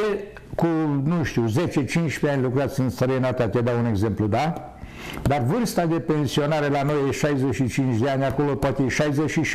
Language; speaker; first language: Romanian; native; Romanian